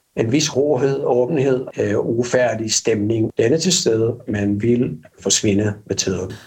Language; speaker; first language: Danish; non-native, fluent; Finnish